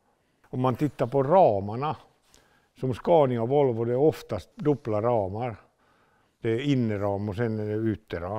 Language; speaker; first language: Swedish; non-native, local second language; Finnish